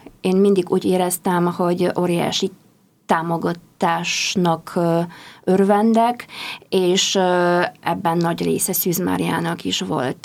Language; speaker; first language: Hungarian; non-native, fluent; Polish